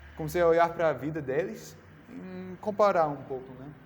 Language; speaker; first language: Portuguese; non-native, learner; English